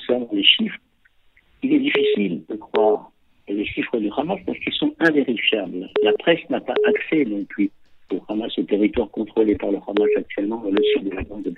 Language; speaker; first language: French; native; French